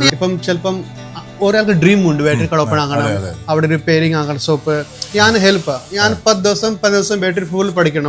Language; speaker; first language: Malayalam; non-native, learner; Hindi